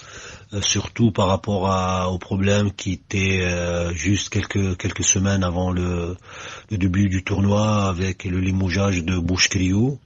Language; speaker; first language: French; non-native, local second language; Arabic